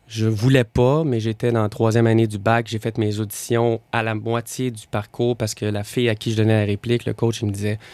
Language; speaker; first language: French; native; French